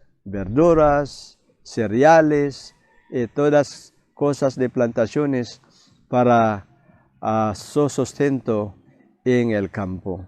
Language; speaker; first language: Spanish; non-native, fluent; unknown